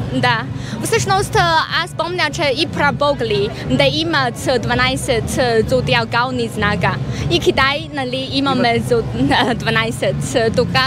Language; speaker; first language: Bulgarian; non-native, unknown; Chinese